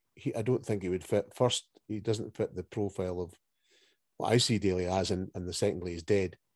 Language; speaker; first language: English; native; English